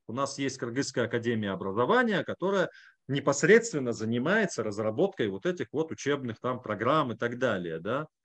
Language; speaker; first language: Russian; native; Russian